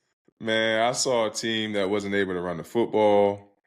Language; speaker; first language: English; native; English